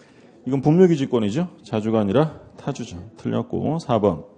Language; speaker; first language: Korean; native; Korean